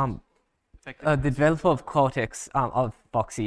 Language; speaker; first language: English; native; English